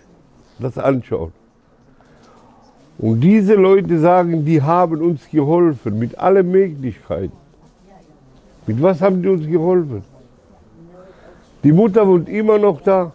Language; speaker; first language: German; early bilingual, other home language; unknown